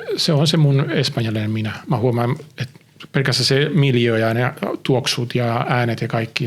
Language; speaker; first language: Finnish; early bilingual, heritage; Finnish